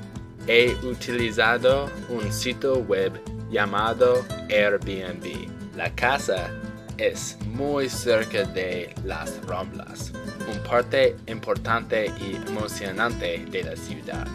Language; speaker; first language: Spanish; non-native, learner; English